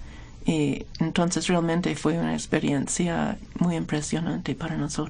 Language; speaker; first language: Spanish; non-native, fluent; English